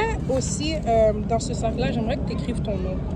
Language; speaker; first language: French; native; French